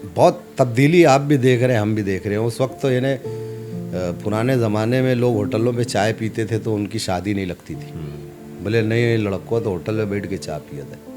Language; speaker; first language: Hindi; non-native, local second language; Urdu